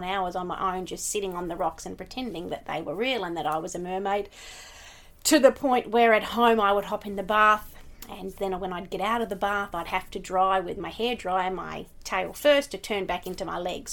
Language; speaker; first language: English; native; English